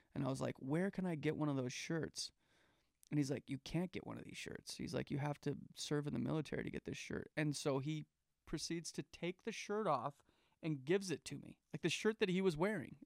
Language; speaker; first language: English; native; English